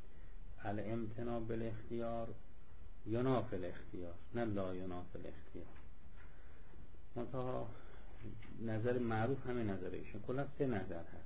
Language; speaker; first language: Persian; native; Persian